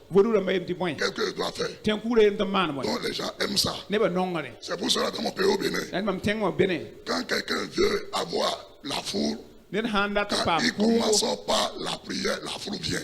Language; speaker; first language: French; non-native, local second language; Fon